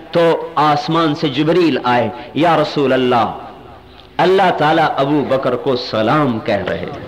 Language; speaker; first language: Urdu; non-native, local second language; Punjabi